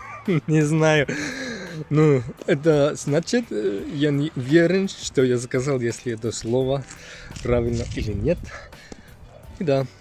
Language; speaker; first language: Russian; non-native, learner; Finnish